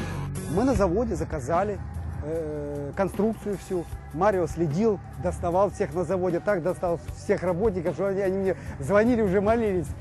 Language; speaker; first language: Russian; native; Russian